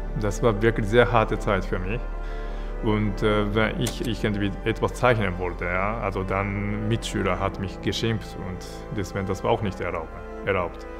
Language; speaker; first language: German; non-native, fluent; Japanese